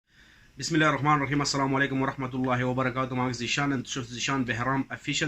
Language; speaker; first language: Arabic; non-native, learner; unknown